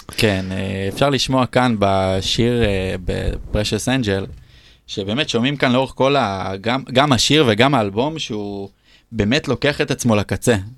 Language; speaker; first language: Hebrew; native; Hebrew